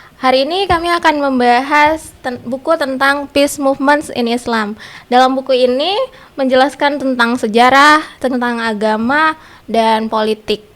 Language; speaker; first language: Indonesian; native; Indonesian